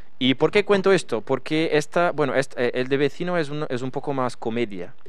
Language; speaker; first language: Spanish; non-native, fluent; Portuguese